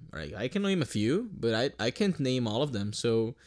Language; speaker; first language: English; non-native, fluent; Portuguese